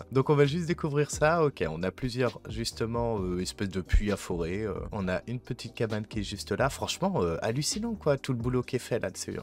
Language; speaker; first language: French; native; French